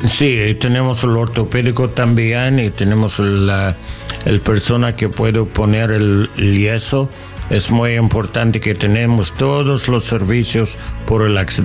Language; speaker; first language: Spanish; non-native, learner; English